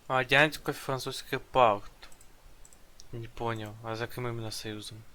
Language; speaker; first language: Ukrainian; non-native, local second language; Russian